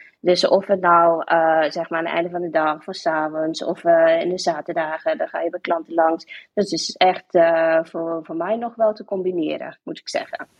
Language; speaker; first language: Dutch; non-native, local second language; English